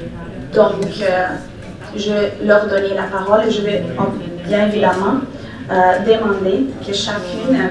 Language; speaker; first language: French; non-native, fluent; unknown